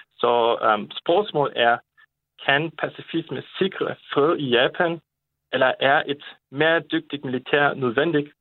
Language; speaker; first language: Danish; non-native, fluent; Japanese